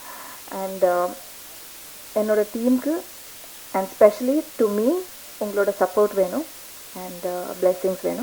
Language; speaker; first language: Tamil; non-native, learner; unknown